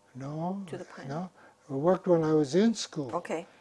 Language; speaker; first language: English; native; English